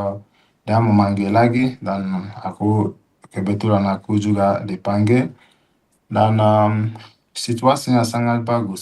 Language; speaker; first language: Indonesian; non-native, fluent; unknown